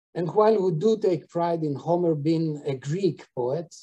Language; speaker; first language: English; non-native, fluent; Greek